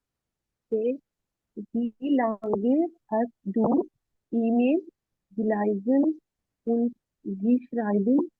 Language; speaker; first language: German; non-native, learner; Urdu